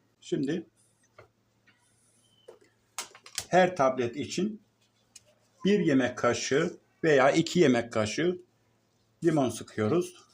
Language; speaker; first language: Turkish; native; Turkish